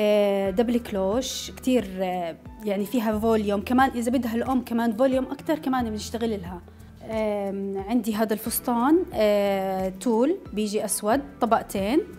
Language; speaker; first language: Arabic; native; Arabic